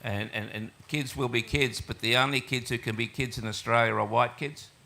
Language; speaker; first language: English; native; English